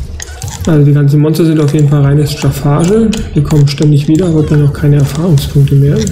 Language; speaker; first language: German; native; German